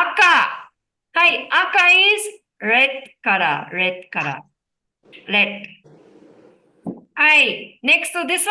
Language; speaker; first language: English; non-native, learner; Japanese